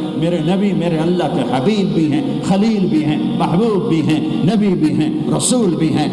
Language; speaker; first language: Urdu; non-native, local second language; Punjabi